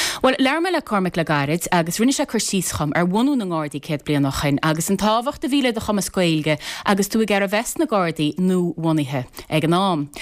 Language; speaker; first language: Irish; native; Irish